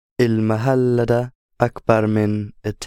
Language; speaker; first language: Arabic; non-native, learner; English